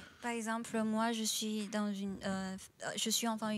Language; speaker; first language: French; non-native, fluent; Chinese